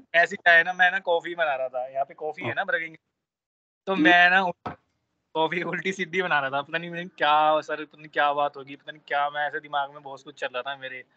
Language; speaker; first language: Hindi; native; Hindi